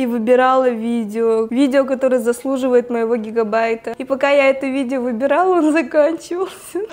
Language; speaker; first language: Russian; non-native, local second language; Tuvinian